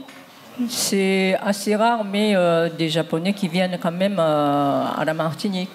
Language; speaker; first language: French; non-native, fluent; Japanese